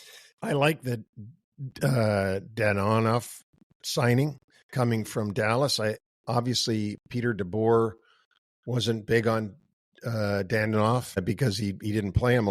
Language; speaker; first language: English; native; English